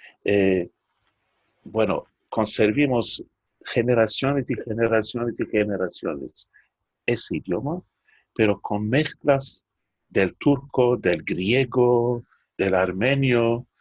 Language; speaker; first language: Spanish; early bilingual, heritage; Turkish